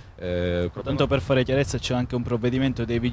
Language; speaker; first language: Italian; native; Italian